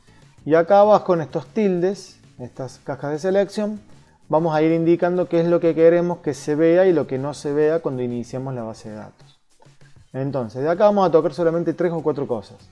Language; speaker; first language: Spanish; native; Spanish